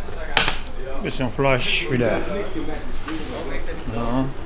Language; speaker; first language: German; non-native, fluent; Turkish